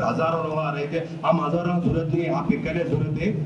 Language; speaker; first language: Hindi; non-native, local second language; Telugu